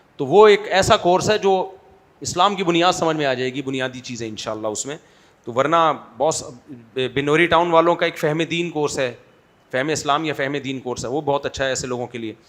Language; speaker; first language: Urdu; native; Urdu